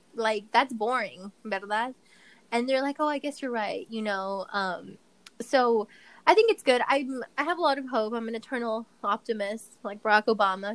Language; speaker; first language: English; early bilingual, other home language; Spanish